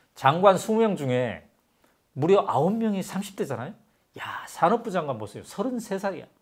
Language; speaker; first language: Korean; native; Korean